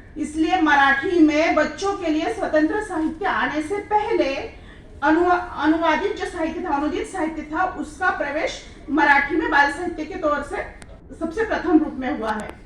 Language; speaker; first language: Hindi; non-native, local second language; Marathi